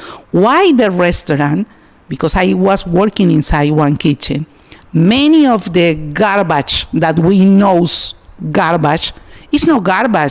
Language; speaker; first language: English; non-native, learner; Spanish